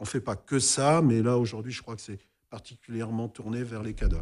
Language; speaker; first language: French; native; French